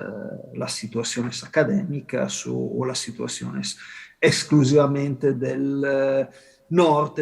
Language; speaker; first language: Spanish; non-native, fluent; Italian